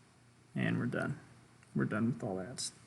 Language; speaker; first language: English; native; English